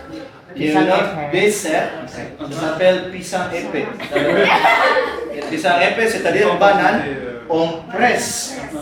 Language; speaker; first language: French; non-native, learner; Indonesian